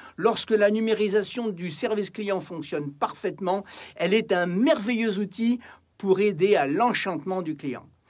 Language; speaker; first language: French; native; French